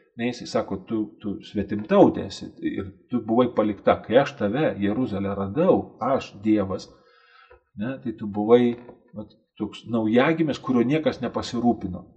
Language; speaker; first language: Lithuanian; native; Lithuanian